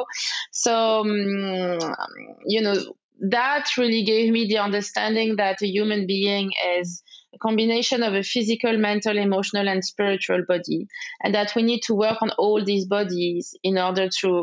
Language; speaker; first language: English; non-native, fluent; French